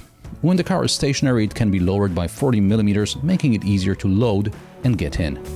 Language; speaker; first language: English; non-native, fluent; Polish